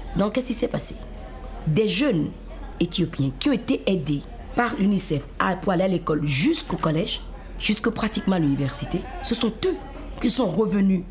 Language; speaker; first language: French; non-native, local second language; Fon